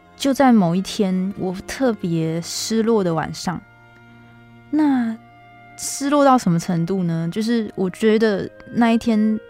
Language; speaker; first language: Chinese; native; Chinese